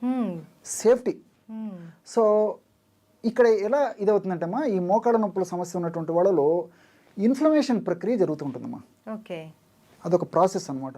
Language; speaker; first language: Telugu; native; Telugu